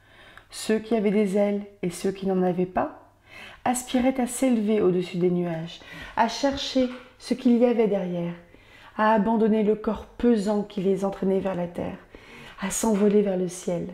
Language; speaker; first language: French; native; French